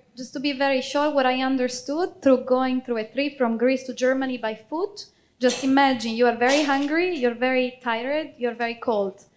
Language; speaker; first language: English; non-native, fluent; Italian